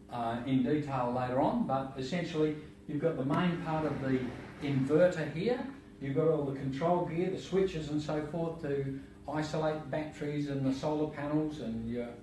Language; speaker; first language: English; native; English